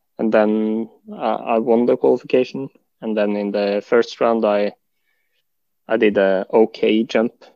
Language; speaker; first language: English; non-native, fluent; Norwegian